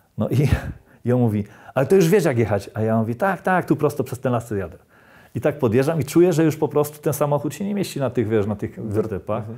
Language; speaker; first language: Polish; native; Polish